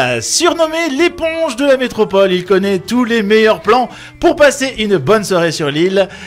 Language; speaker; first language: French; native; French